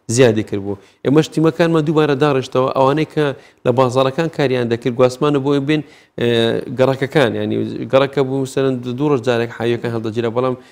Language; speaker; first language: Central Kurdish; native; Central Kurdish